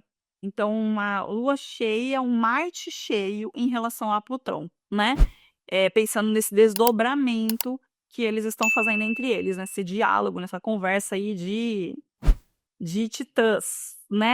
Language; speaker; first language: Portuguese; native; Portuguese